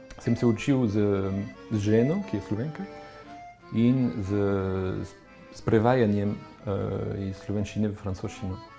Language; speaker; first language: Slovenian; non-native, fluent; French